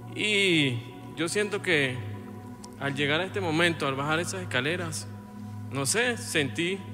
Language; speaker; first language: Spanish; native; Spanish